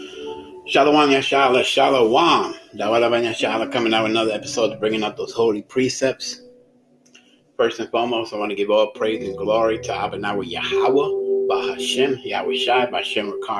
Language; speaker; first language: English; native; English